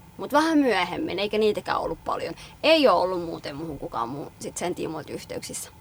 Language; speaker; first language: Finnish; early bilingual, other home language; Somali